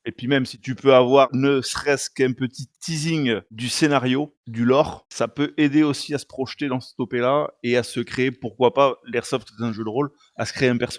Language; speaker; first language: French; native; French